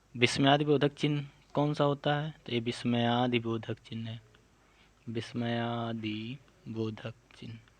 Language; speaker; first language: Hindi; native; Hindi